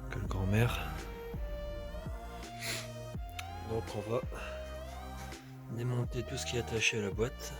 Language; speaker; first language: French; native; French